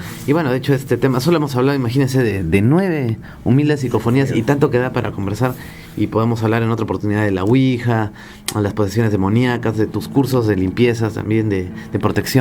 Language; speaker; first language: Spanish; native; Spanish